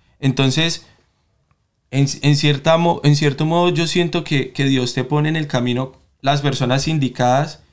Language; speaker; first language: Spanish; native; Spanish